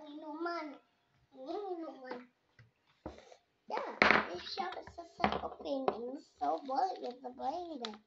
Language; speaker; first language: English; non-native, learner; Indonesian